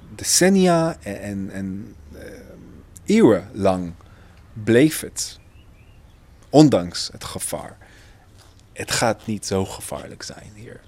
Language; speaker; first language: Dutch; non-native, fluent; Hebrew